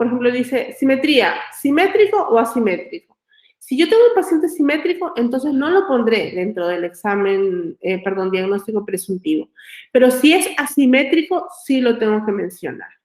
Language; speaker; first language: Spanish; native; Spanish